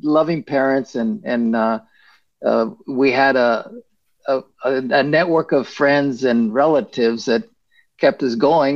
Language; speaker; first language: English; early bilingual, other home language; Spanish